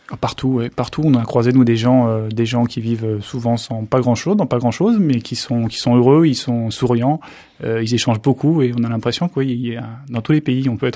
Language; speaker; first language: French; native; French